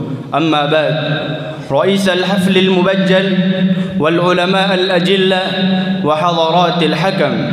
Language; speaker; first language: Arabic; non-native, learner; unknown